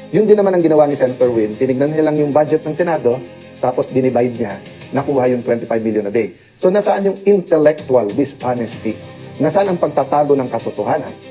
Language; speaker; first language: Filipino; native; Filipino